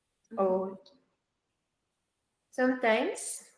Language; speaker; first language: English; non-native, fluent; Spanish